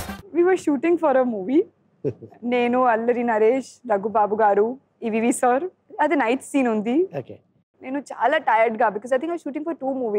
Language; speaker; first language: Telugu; non-native, learner; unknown